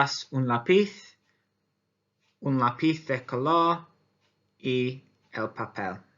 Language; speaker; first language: Spanish; non-native, fluent; English